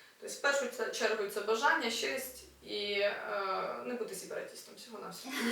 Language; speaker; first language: Ukrainian; non-native, local second language; Russian